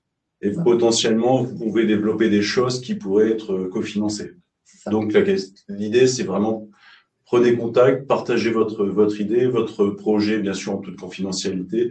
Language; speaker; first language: French; native; French